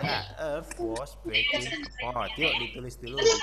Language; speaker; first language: English; non-native, fluent; Indonesian